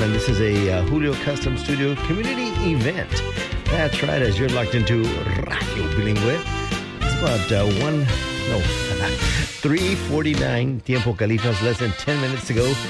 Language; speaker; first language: English; early bilingual, other home language; Spanish